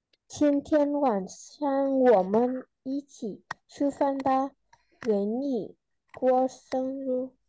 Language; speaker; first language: Chinese; non-native, learner; Vietnamese